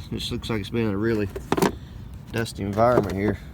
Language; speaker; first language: English; native; English